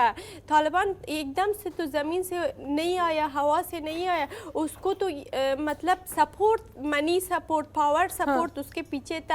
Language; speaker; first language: Hindi; non-native, learner; Persian